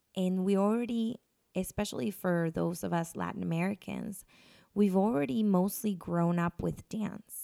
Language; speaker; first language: English; non-native, fluent; Spanish